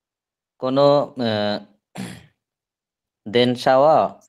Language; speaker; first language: Japanese; non-native, learner; Bangla